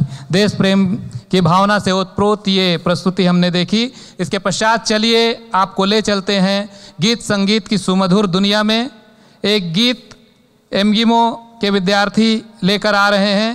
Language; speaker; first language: Hindi; native; Hindi